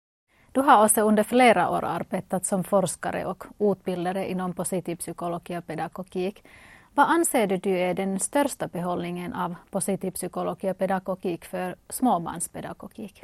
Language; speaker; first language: Swedish; non-native, local second language; Finnish